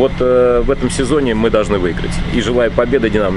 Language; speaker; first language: Russian; native; Russian